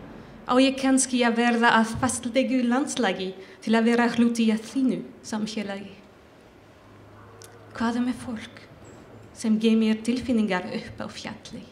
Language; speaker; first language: Icelandic; non-native, learner; French